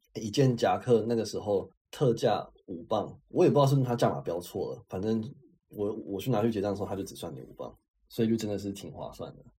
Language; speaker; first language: Chinese; native; Chinese